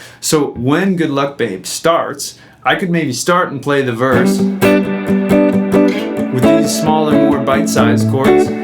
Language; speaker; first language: English; native; English